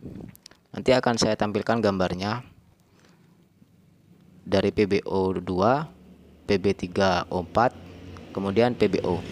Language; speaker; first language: Indonesian; non-native, local second language; Madurese